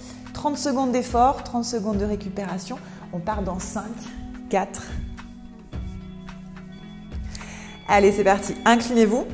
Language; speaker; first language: French; native; French